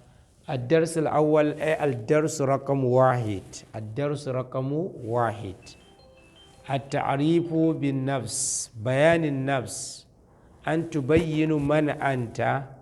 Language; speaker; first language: Arabic; non-native, fluent; Hausa